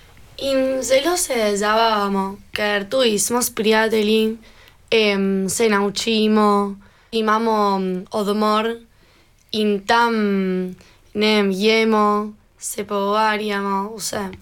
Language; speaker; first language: Slovenian; early bilingual, heritage; Slovenian